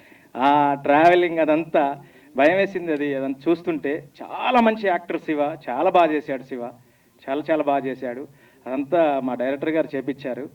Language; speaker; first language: Telugu; native; Telugu